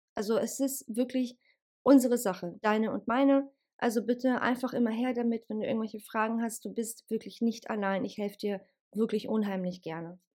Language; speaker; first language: German; early bilingual, other home language; Bosnian